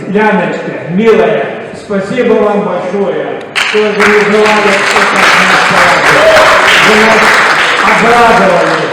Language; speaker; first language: Russian; non-native, local second language; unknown